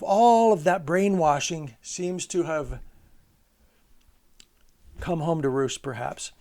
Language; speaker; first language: English; native; English